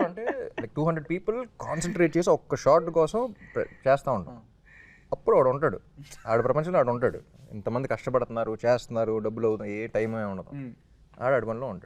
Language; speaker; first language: Telugu; native; Telugu